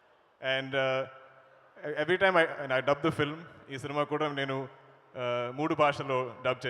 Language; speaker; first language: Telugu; non-native, learner; Malayalam